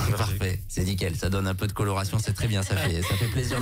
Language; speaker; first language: French; native; French